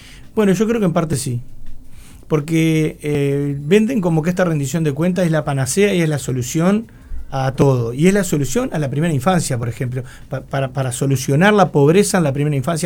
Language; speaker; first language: Spanish; native; Spanish